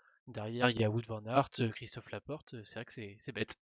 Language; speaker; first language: French; native; French